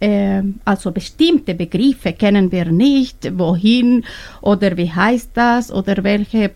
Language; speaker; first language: German; non-native, learner; Spanish